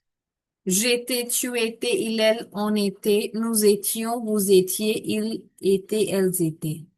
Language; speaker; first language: French; non-native, fluent; Hindi